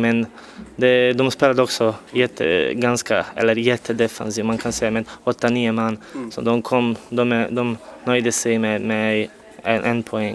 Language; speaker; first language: Swedish; non-native, fluent; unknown